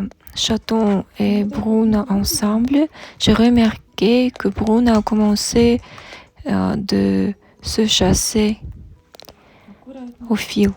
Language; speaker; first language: French; non-native, learner; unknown